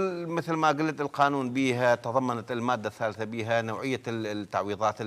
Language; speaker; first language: Arabic; non-native, local second language; Kurdish